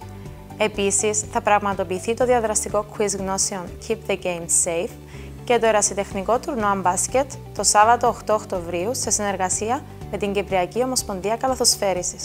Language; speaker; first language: Greek; native; Greek